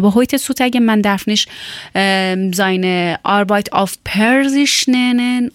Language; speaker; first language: German; non-native, learner; Persian